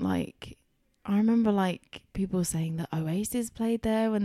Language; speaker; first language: English; native; English